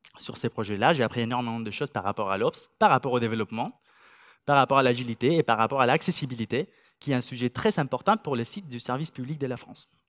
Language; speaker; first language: French; non-native, fluent; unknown